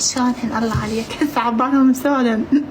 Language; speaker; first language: Arabic; native; Arabic